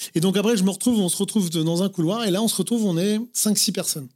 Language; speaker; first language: French; native; French